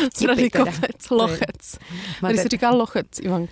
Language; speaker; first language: Czech; native; Czech